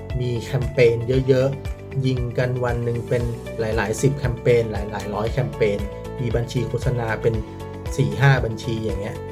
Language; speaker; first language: Thai; native; Thai